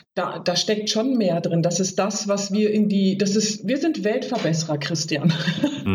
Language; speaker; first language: German; native; German